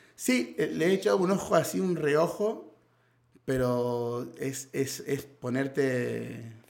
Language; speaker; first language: Spanish; native; Spanish